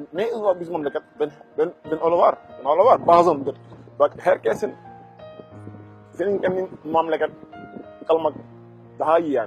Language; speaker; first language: Turkish; non-native, learner; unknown